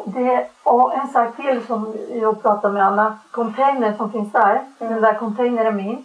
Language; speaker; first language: Swedish; non-native, fluent; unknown